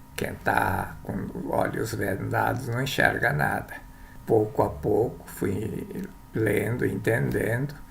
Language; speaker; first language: Portuguese; early bilingual, other home language; Japanese